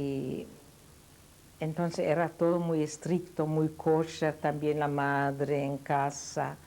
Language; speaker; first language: Spanish; non-native, fluent; Yiddish